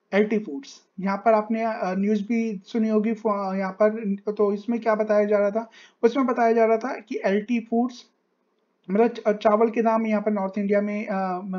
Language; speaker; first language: Hindi; native; Hindi